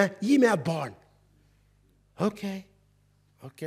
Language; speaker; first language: Norwegian; non-native, fluent; Arabic